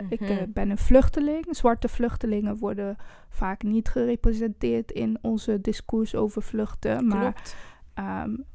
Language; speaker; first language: Dutch; early bilingual, other home language; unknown